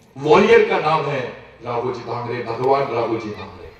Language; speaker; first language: Hindi; non-native, local second language; Marathi